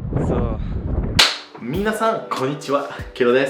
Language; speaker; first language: Japanese; non-native, fluent; French